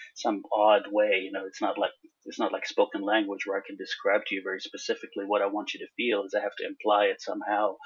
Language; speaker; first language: English; non-native, fluent; Hebrew